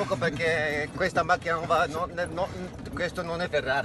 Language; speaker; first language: Italian; non-native, fluent; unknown